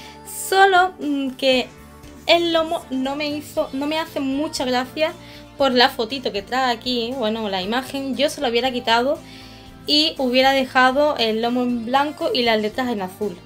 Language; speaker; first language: Spanish; native; Spanish